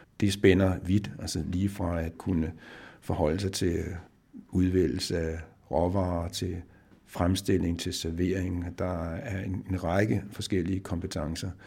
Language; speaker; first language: Danish; native; Danish